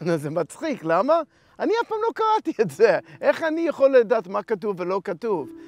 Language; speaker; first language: Hebrew; non-native, fluent; English